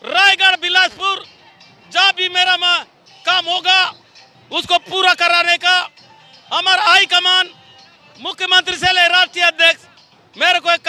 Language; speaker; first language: Hindi; native; Hindi